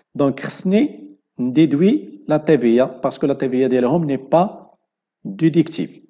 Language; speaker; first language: French; non-native, local second language; Arabic